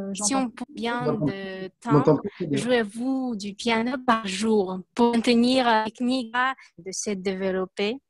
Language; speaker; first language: French; non-native, learner; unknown